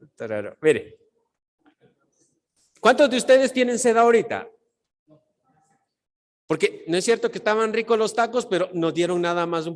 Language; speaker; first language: Spanish; native; Spanish